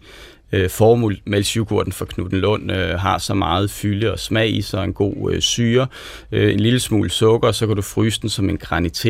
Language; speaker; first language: Danish; native; Danish